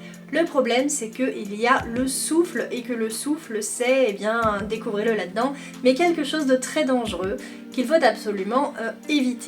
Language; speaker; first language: French; native; French